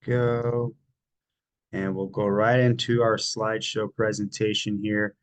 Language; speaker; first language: English; native; English